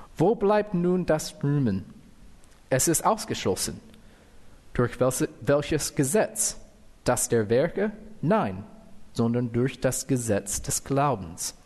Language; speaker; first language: German; non-native, fluent; English